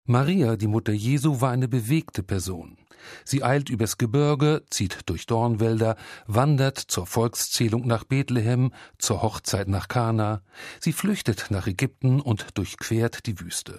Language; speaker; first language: German; native; German